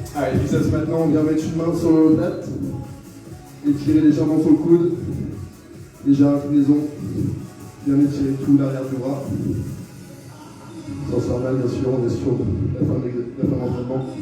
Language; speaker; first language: French; native; French